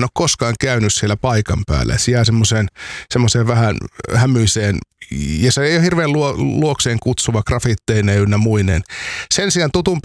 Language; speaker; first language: Finnish; native; Finnish